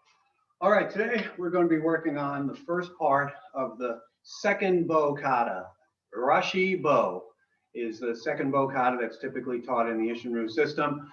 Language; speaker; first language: English; native; English